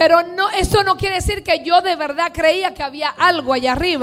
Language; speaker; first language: Spanish; early bilingual, heritage; Spanish